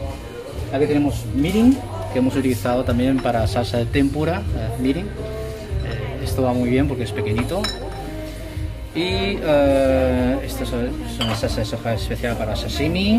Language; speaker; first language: Spanish; non-native, fluent; Chinese